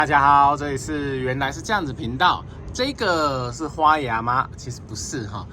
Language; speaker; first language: Chinese; native; Chinese